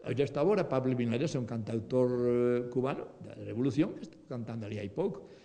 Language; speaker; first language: Spanish; non-native, local second language; Galician